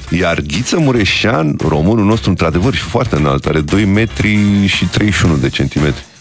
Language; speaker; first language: Romanian; native; Romanian